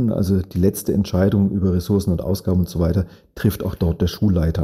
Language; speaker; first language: German; native; German